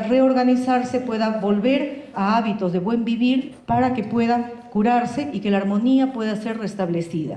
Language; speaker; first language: Spanish; native; Spanish